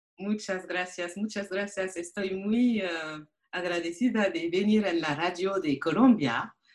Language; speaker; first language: Spanish; non-native, learner; French